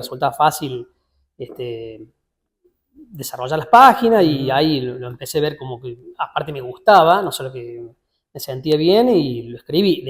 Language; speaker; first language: Spanish; native; Spanish